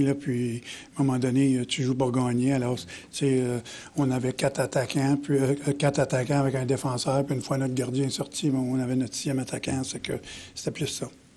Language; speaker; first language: French; native; French